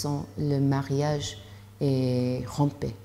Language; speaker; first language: French; non-native, learner; English